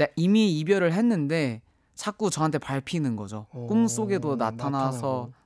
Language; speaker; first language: Korean; native; Korean